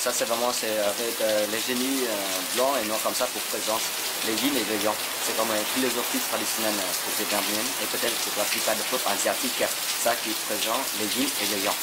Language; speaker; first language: French; non-native, learner; Vietnamese